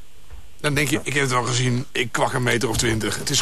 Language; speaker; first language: Dutch; native; Dutch